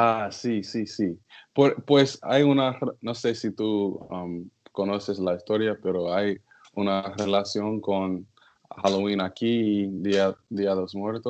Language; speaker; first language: Spanish; non-native, learner; English